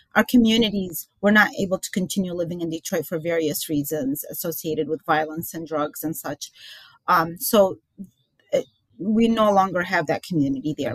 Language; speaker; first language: English; early bilingual, other home language; Arabic